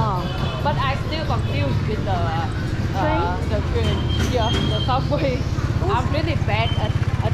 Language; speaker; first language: English; non-native, learner; Vietnamese